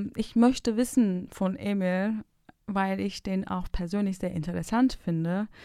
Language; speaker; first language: German; non-native, fluent; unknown